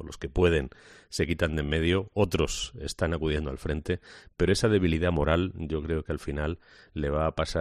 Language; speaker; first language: Spanish; native; Spanish